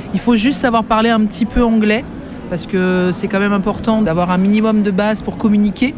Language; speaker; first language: French; native; French